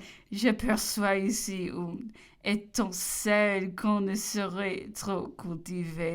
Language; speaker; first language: French; non-native, learner; English